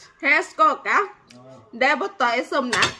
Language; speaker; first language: Swedish; non-native, learner; Thai